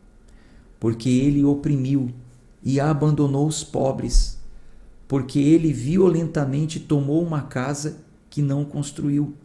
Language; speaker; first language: Portuguese; native; Portuguese